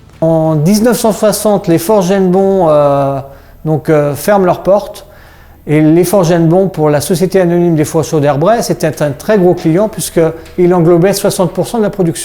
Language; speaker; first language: French; native; French